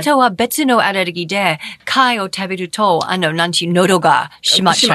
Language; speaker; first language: Japanese; non-native, fluent; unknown